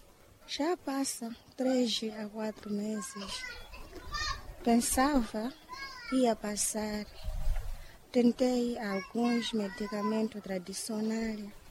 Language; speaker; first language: Portuguese; non-native, local second language; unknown